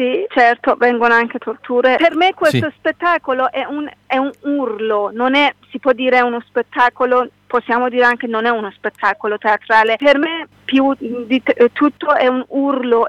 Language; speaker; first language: Italian; non-native, learner; Persian